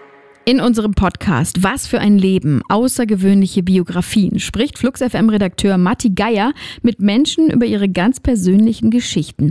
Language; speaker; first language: German; native; German